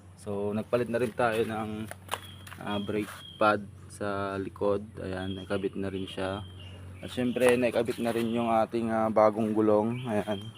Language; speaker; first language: Filipino; native; Filipino